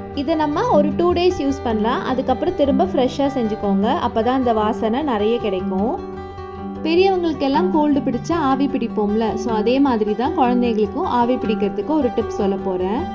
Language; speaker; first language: Tamil; native; Tamil